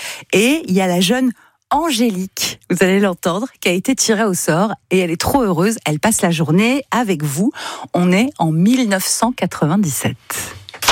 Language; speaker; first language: French; native; French